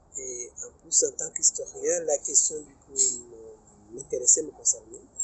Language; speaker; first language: French; non-native, local second language; Kinyarwanda